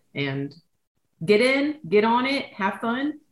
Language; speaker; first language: English; native; English